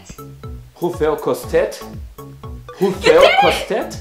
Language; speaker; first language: Dutch; non-native, learner; Portuguese